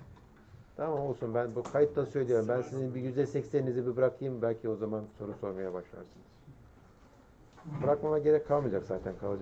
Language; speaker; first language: Turkish; native; Turkish